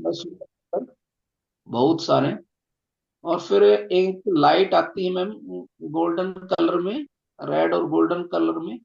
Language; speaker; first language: Hindi; native; Hindi